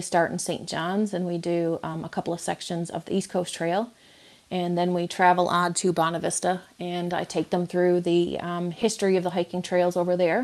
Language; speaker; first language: English; native; English